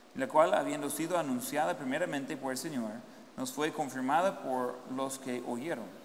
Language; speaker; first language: Spanish; native; Spanish